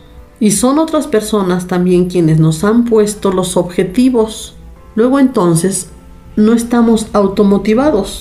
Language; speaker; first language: Spanish; native; Spanish